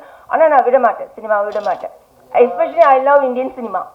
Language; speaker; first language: Tamil; non-native, learner; English